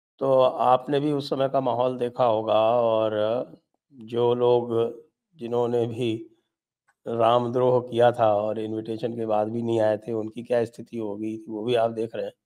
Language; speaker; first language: Hindi; native; Hindi